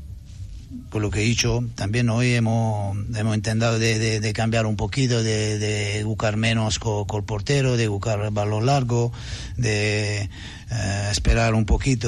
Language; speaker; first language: Spanish; non-native, learner; Italian